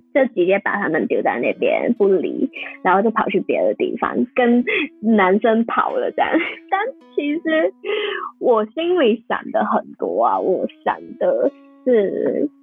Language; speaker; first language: Chinese; non-native, fluent; Cantonese